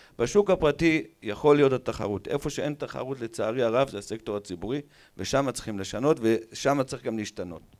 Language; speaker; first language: Hebrew; native; Hebrew